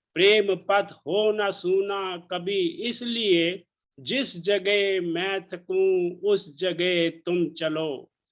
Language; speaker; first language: Hindi; native; Hindi